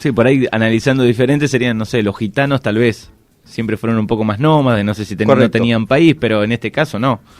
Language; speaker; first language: Spanish; native; Spanish